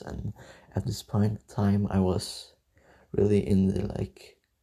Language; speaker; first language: English; non-native, fluent; Danish